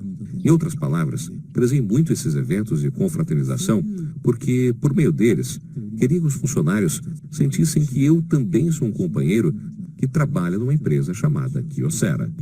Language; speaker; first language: Portuguese; native; Portuguese